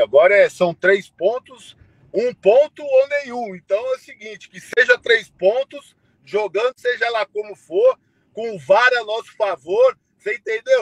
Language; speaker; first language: Portuguese; native; Portuguese